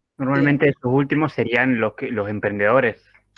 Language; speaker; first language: Spanish; native; Spanish